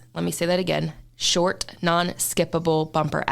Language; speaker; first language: English; native; English